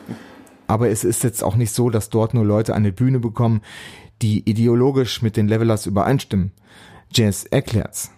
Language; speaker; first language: German; native; German